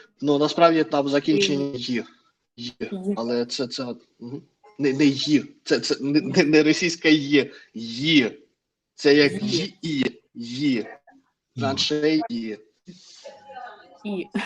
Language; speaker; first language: Ukrainian; non-native, learner; Russian